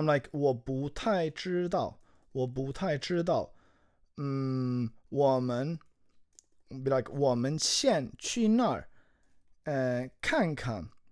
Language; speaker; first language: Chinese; non-native, learner; English